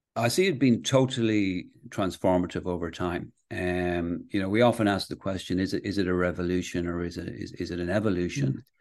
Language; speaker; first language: English; native; English